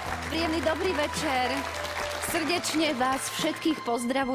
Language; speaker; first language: Slovak; native; Slovak